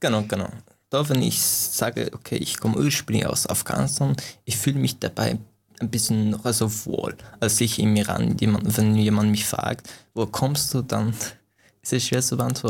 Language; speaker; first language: German; non-native, fluent; Persian